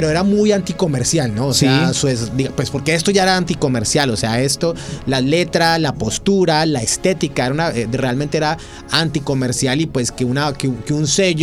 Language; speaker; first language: Spanish; native; Spanish